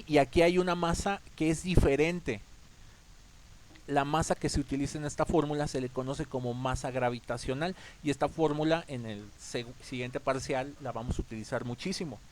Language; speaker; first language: Spanish; native; Spanish